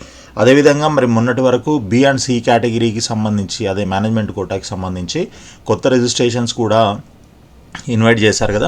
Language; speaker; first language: Telugu; native; Telugu